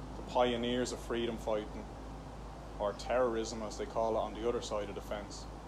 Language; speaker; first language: English; native; English